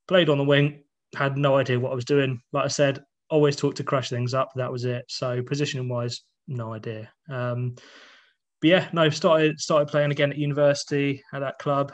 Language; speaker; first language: English; native; English